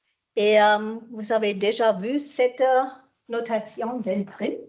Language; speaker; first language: French; non-native, fluent; German